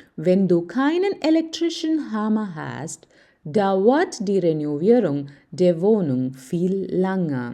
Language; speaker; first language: German; non-native, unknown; Malayalam